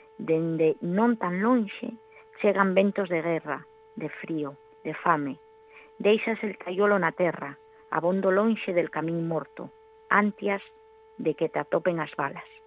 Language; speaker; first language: Galician; native; Galician